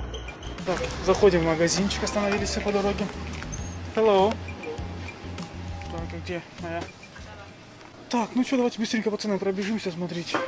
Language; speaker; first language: Russian; native; Russian